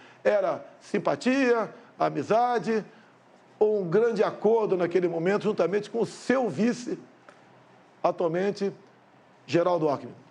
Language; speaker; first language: Portuguese; native; Portuguese